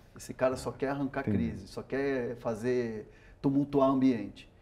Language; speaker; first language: Portuguese; non-native, local second language; Spanish